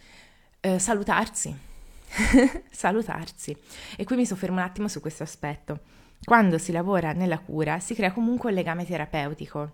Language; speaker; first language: Italian; native; Italian